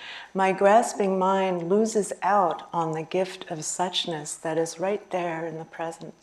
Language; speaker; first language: English; native; English